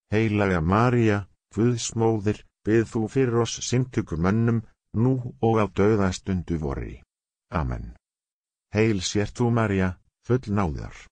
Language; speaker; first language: Icelandic; non-native, learner; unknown